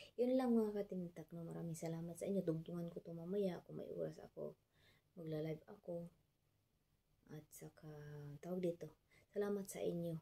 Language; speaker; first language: Filipino; non-native, local second language; Cebuano